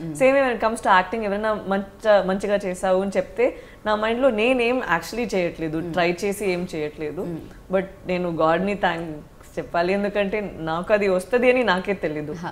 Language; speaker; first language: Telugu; non-native, fluent; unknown